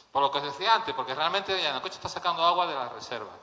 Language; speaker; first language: Spanish; native; Spanish